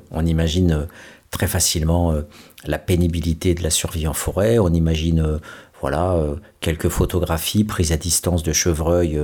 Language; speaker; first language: French; native; French